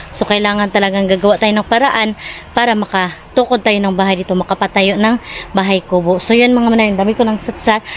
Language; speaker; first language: Filipino; non-native, local second language; Cebuano